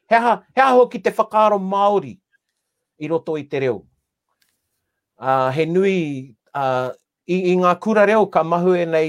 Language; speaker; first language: Māori; non-native, local second language; English